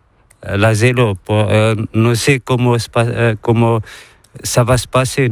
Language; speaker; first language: Spanish; non-native, learner; Arabic